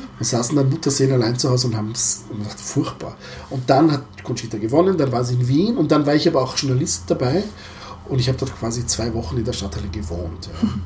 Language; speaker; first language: German; early bilingual, other home language; Croatian